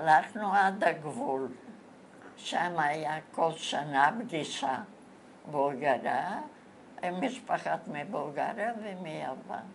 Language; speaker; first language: Hebrew; non-native, fluent; Bulgarian